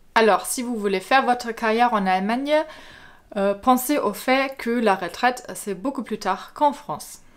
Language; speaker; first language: French; non-native, fluent; German